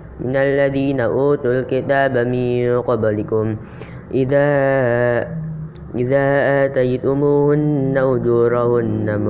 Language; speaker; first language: Arabic; non-native, learner; Indonesian